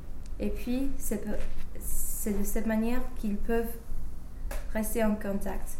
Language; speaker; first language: French; non-native, learner; English